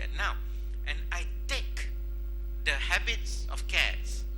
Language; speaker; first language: English; non-native, local second language; Malay